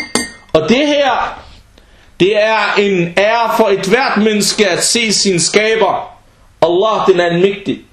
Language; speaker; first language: Danish; early bilingual, other home language; Arabic